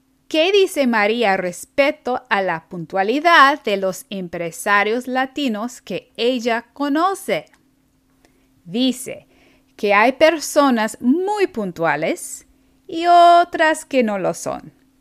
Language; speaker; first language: Spanish; non-native, fluent; English